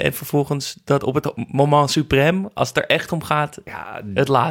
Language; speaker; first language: Dutch; native; Dutch